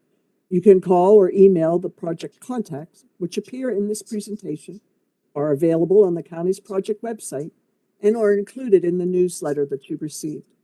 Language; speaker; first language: English; native; English